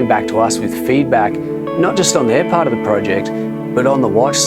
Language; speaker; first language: English; native; English